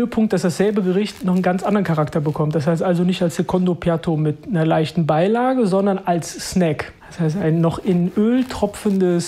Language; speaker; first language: German; native; German